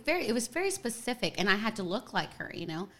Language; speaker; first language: English; native; English